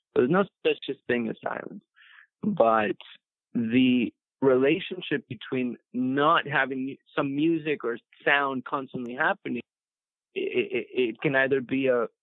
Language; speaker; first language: English; early bilingual, other home language; Spanish